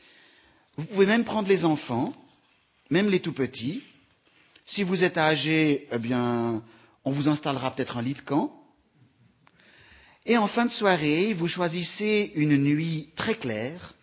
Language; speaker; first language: French; native; French